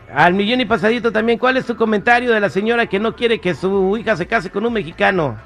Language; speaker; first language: Spanish; early bilingual, heritage; Spanish